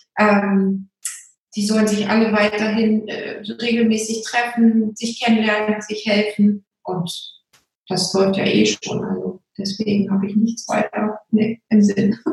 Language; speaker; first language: German; native; German